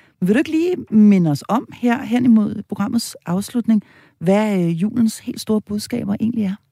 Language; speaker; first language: Danish; native; Danish